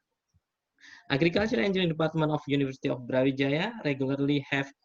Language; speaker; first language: English; non-native, fluent; Indonesian